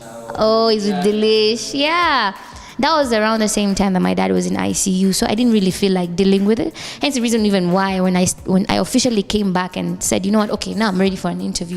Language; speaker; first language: English; non-native, local second language; Swahili